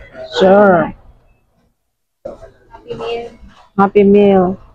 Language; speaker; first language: English; non-native, learner; Indonesian